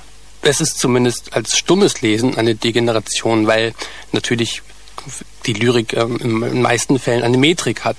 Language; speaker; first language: German; native; German